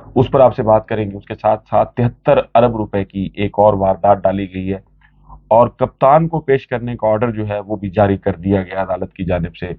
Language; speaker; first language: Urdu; native; Urdu